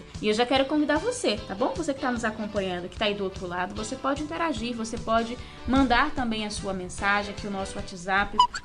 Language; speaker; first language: Portuguese; native; Portuguese